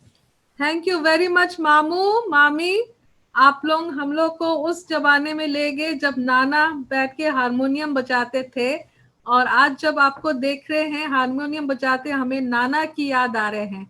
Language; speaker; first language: Hindi; native; Hindi